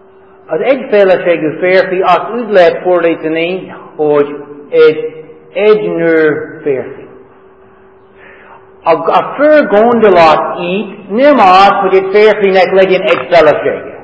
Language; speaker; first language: Hungarian; non-native, fluent; English